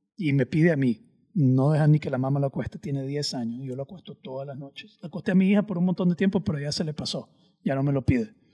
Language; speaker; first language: Spanish; native; Spanish